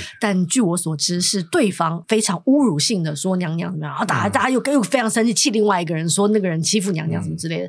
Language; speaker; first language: Chinese; native; Chinese